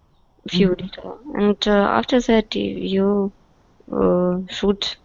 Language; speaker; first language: English; non-native, learner; Russian